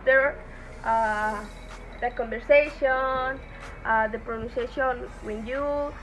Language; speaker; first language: English; non-native, learner; Spanish